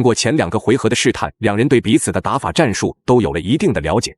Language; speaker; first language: Chinese; native; Chinese